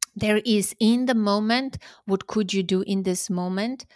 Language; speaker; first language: English; early bilingual, other home language; Armenian